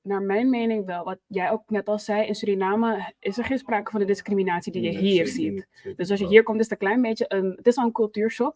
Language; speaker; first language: Dutch; native; Dutch